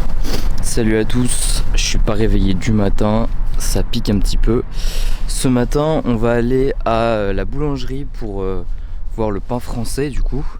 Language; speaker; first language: French; native; French